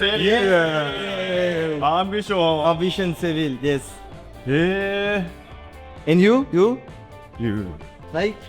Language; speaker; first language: English; non-native, learner; French